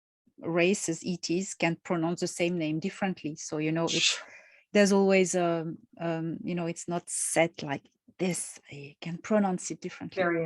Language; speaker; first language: English; non-native, fluent; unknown